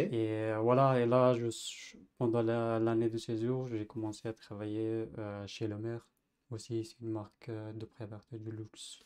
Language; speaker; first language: French; non-native, fluent; Persian